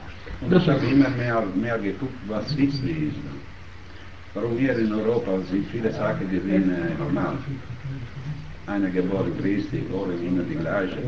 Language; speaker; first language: German; non-native, learner; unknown